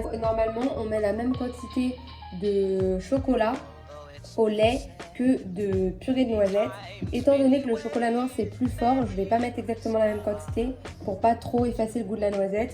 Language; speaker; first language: French; native; French